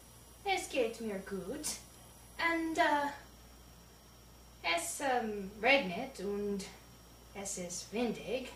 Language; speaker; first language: German; non-native, learner; English